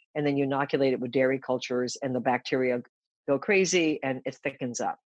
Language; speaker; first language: English; early bilingual, other home language; Japanese